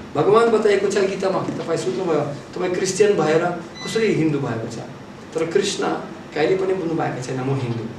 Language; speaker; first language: Nepali; non-native, fluent; Russian